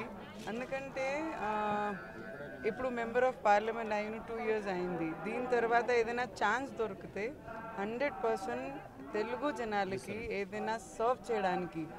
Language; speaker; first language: Telugu; non-native, learner; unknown